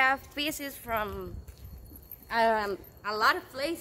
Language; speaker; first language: English; non-native, fluent; Spanish